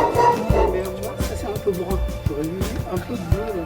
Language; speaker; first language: French; native; French